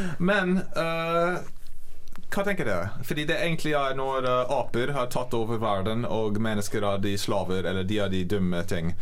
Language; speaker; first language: Norwegian; non-native, learner; English